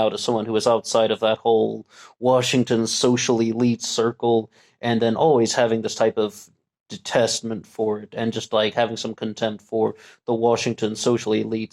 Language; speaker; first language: English; native; English